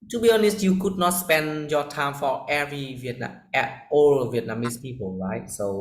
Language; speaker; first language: English; non-native, learner; Vietnamese